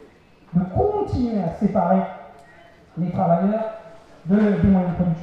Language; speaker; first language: French; native; French